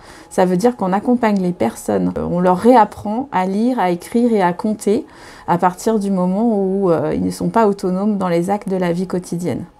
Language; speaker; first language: French; native; French